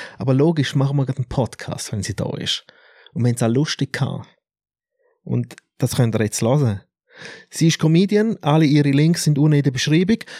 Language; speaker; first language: German; native; German